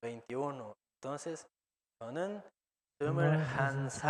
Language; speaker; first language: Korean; non-native, fluent; Spanish